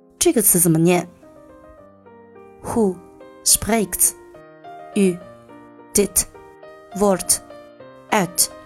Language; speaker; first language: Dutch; non-native, fluent; Chinese